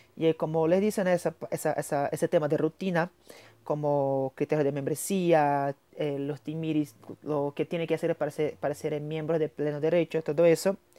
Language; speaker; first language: Spanish; non-native, fluent; Portuguese